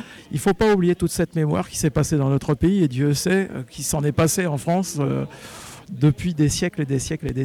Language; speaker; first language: French; native; French